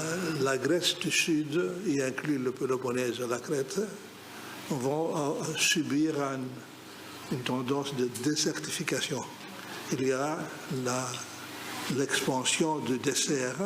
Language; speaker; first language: French; non-native, fluent; Greek